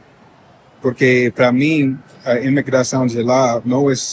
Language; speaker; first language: Portuguese; non-native, fluent; English